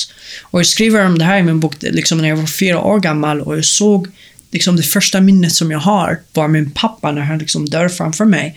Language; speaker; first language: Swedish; non-native, fluent; Arabic